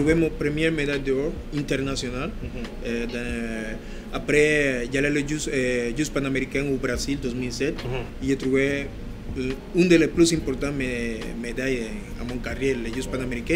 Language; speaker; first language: French; non-native, learner; Spanish